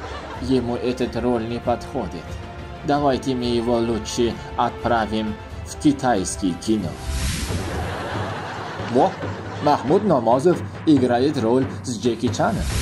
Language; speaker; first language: Russian; non-native, local second language; Uzbek